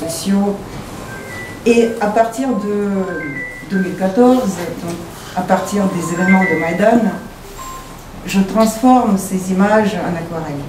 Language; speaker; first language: French; non-native, fluent; Ukrainian